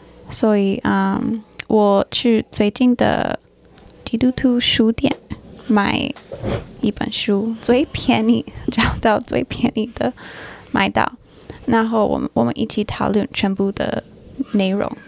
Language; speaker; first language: Chinese; non-native, learner; English